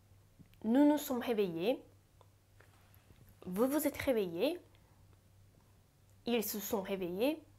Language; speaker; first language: French; non-native, fluent; Japanese